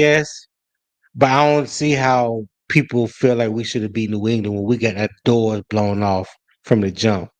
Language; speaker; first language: English; native; English